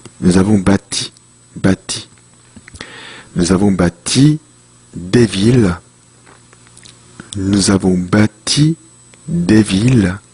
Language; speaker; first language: French; non-native, fluent; Korean